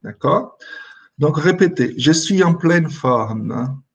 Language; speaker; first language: French; non-native, fluent; Portuguese